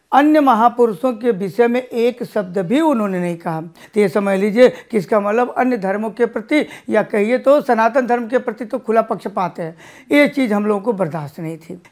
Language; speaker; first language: Hindi; native; Hindi